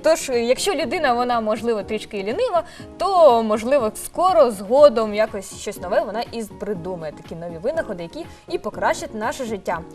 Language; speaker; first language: Ukrainian; native; Ukrainian